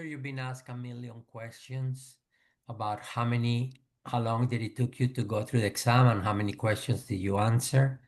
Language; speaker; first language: English; non-native, fluent; Spanish